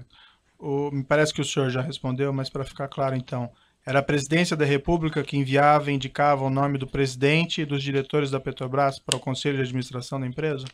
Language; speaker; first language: Portuguese; native; Portuguese